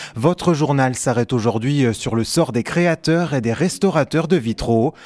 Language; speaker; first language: French; native; French